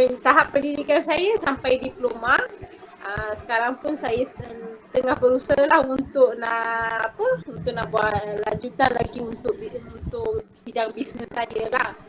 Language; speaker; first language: Malay; non-native, local second language; Tamil